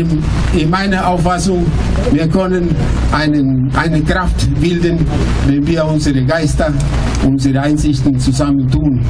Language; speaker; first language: German; non-native, fluent; Spanish